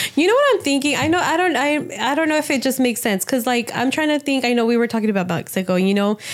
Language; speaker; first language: English; early bilingual, other home language; Spanish